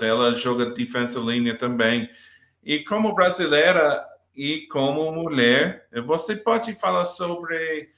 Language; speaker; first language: Portuguese; non-native, learner; English